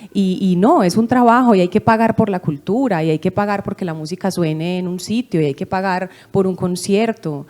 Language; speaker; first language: Spanish; native; Spanish